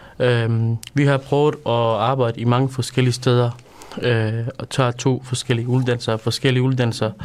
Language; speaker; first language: Danish; non-native, fluent; Persian